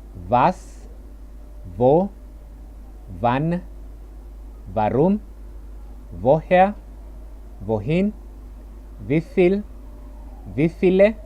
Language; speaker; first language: German; non-native, learner; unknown